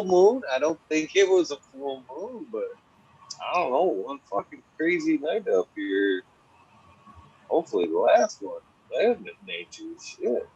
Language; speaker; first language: English; native; English